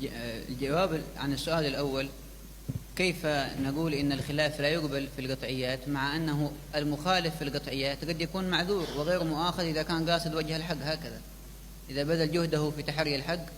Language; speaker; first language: Arabic; native; Arabic